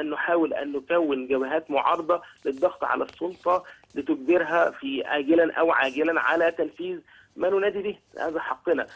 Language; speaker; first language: Arabic; native; Arabic